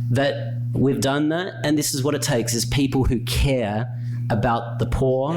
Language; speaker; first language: English; native; English